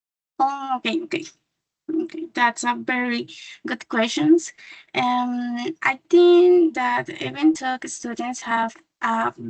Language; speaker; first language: English; non-native, learner; Spanish